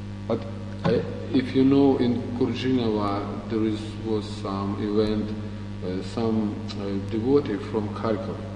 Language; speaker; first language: English; non-native, learner; Russian